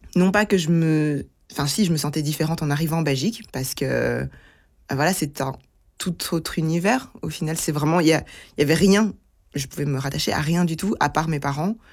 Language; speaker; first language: French; early bilingual, other home language; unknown